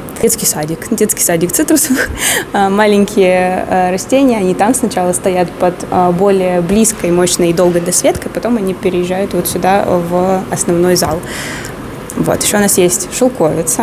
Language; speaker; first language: Russian; native; Russian